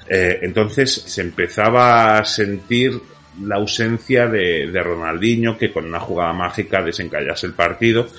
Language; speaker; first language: Spanish; native; Spanish